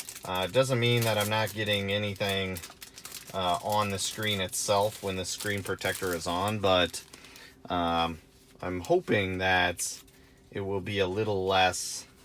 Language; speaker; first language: English; native; English